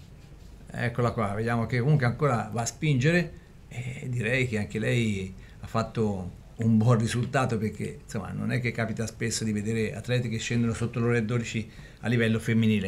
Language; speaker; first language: Italian; native; Italian